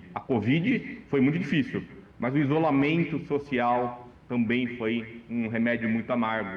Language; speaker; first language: Portuguese; native; Portuguese